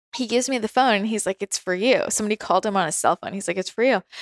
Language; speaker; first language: English; native; English